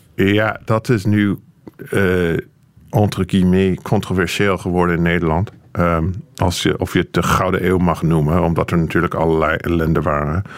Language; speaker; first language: Dutch; non-native, fluent; English